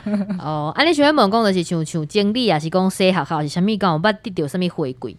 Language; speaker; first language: Min Nan Chinese; non-native, local second language; Chinese